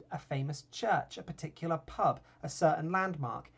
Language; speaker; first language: English; native; English